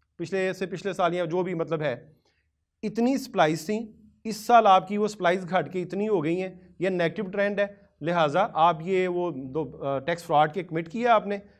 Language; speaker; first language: Urdu; non-native, local second language; Punjabi